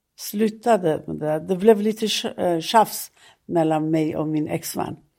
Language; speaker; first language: Swedish; non-native, fluent; Persian